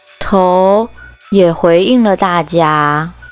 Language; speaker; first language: Chinese; native; Chinese